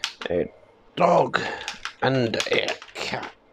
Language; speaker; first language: English; native; English